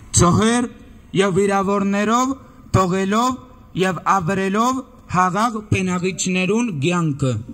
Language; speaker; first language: Armenian; early bilingual, heritage; Armenian